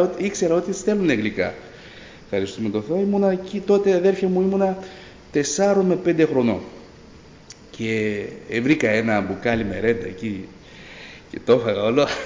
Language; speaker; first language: Greek; early bilingual, other home language; Albanian